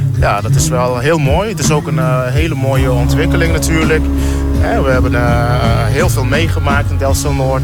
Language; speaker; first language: Dutch; native; Dutch